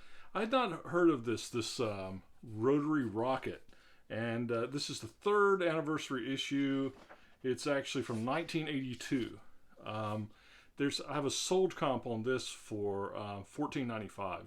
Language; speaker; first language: English; native; English